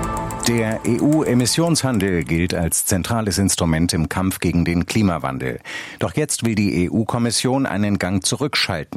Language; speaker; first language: German; native; German